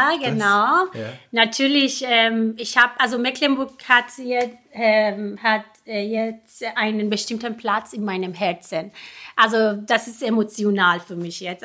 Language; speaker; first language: German; non-native, fluent; Persian